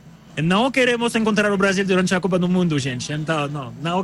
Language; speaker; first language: Portuguese; non-native, learner; French